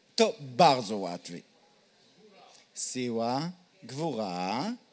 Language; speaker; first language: Polish; non-native, learner; Hebrew